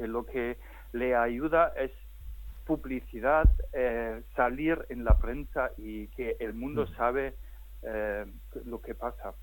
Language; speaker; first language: Spanish; non-native, fluent; German